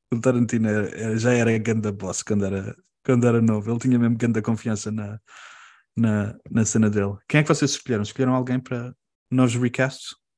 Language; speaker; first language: Portuguese; early bilingual, heritage; Portuguese